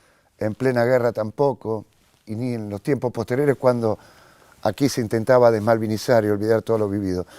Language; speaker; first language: Spanish; native; Spanish